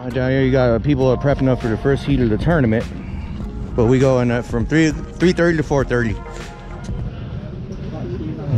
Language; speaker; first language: English; native; English